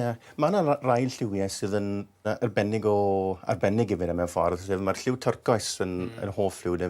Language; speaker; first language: Welsh; native; Welsh